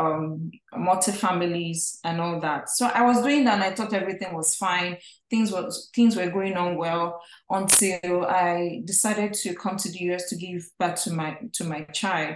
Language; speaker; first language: English; non-native, local second language; Igbo